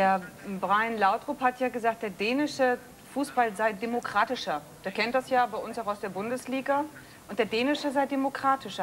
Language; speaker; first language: German; native; German